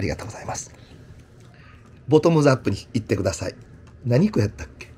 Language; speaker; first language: Japanese; native; Japanese